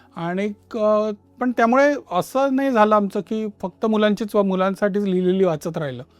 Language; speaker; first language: Marathi; native; Marathi